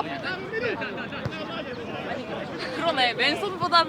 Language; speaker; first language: Korean; native; Korean